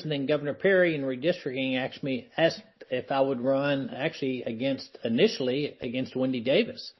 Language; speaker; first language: English; native; English